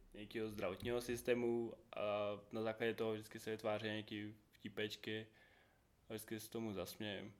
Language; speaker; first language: Czech; non-native, fluent; Ukrainian